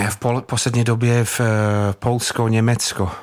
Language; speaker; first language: Czech; non-native, fluent; English